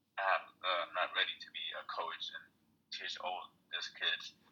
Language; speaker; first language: English; non-native, fluent; Amharic